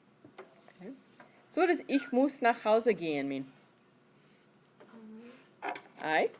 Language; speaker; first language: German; non-native, fluent; English